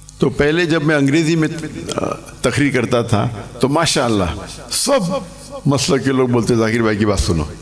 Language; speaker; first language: Urdu; non-native, local second language; English